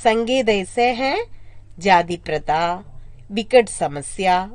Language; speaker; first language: Hindi; non-native, local second language; Malayalam